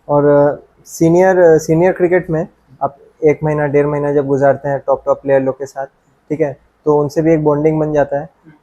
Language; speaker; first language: Hindi; non-native, local second language; Bangla